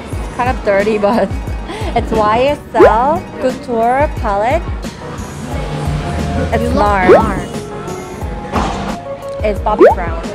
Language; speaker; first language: English; non-native, fluent; Korean